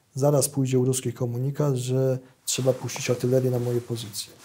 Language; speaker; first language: Polish; native; Polish